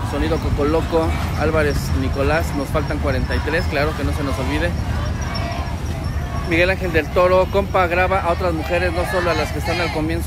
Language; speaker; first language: Spanish; native; Spanish